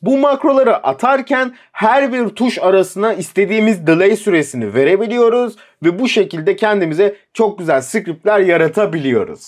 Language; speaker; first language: Turkish; native; Turkish